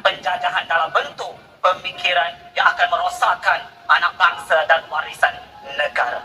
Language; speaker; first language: Malay; native; Malay